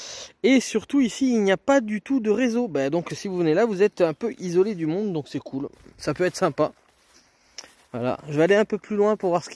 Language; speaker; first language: French; native; French